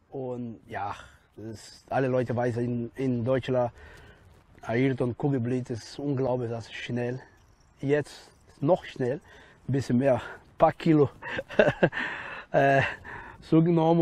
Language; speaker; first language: German; non-native, learner; Portuguese